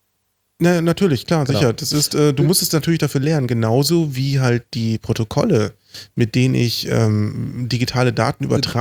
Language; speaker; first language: German; native; German